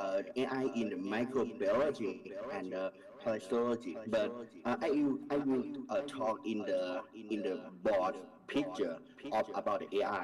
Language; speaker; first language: English; non-native, learner; Thai